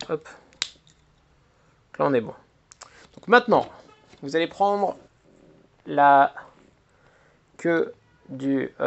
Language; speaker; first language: French; native; French